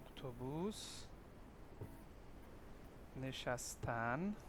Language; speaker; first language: Persian; non-native, fluent; Urdu